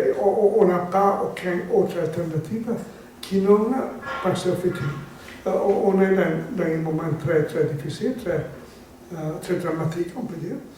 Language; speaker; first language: French; non-native, learner; Italian